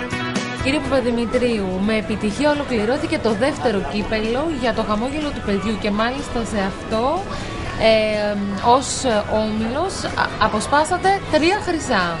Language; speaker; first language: Greek; native; Greek